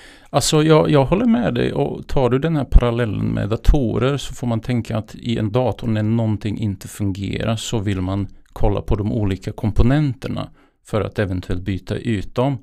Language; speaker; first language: Swedish; non-native, fluent; Bosnian